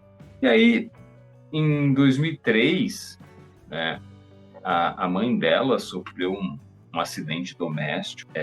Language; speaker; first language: Portuguese; native; Portuguese